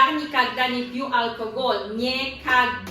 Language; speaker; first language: Russian; non-native, learner; Tajik